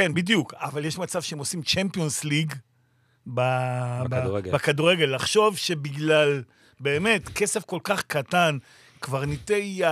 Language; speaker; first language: Hebrew; native; Hebrew